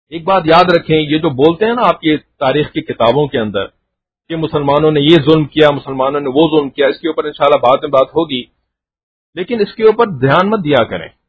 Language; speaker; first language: Urdu; native; Urdu